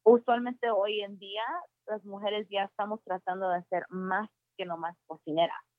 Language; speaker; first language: Spanish; early bilingual, heritage; Spanish